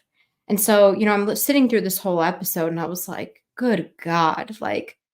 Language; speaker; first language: English; native; English